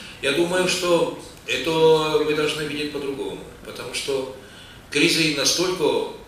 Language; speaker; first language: Russian; non-native, fluent; Czech